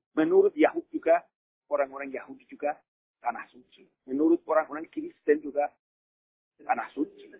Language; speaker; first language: Indonesian; non-native, fluent; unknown